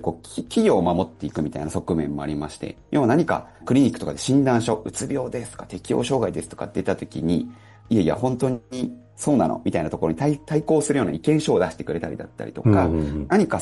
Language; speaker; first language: Japanese; native; Japanese